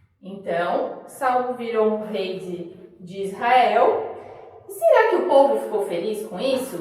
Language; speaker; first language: Portuguese; native; Portuguese